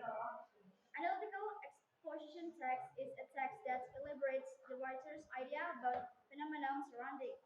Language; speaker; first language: English; non-native, learner; Indonesian